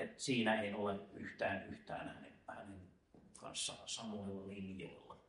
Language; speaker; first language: Finnish; native; Finnish